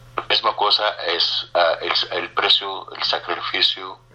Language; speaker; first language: Spanish; non-native, fluent; Arabic